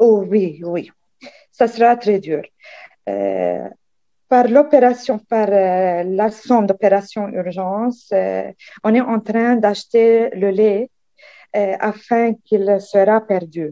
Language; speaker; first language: French; non-native, local second language; Arabic